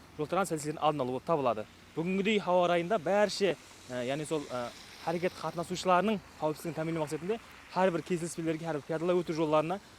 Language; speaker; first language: Uzbek; non-native, local second language; Kara-Kalpak